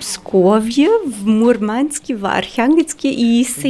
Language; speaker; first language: Russian; non-native, fluent; German